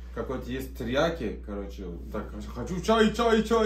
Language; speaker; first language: Russian; non-native, learner; Turkish